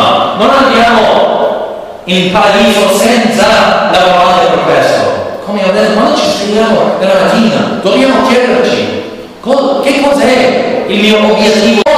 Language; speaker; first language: Italian; non-native, learner; English